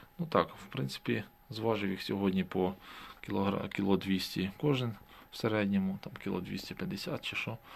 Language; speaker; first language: Ukrainian; native; Ukrainian